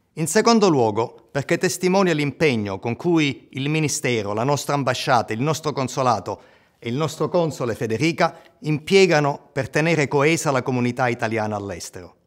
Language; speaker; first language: Italian; native; Italian